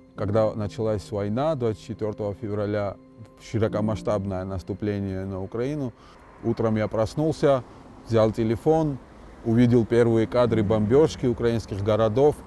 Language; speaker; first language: Russian; non-native, local second language; Georgian